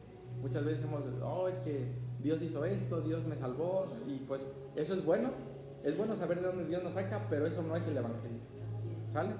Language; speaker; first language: Spanish; native; Spanish